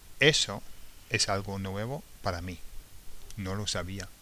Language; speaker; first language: Spanish; non-native, fluent; English